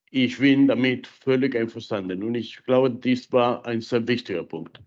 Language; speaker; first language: German; non-native, fluent; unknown